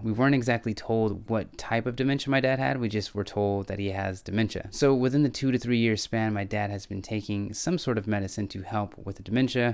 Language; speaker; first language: English; native; English